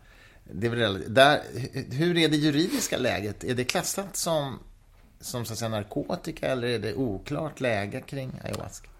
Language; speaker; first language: Swedish; native; Swedish